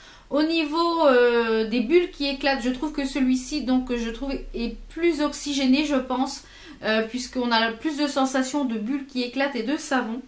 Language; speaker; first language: French; native; French